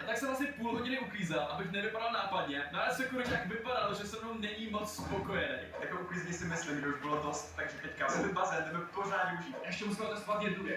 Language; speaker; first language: Czech; native; Czech